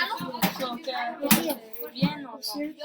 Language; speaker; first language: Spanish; early bilingual, other home language; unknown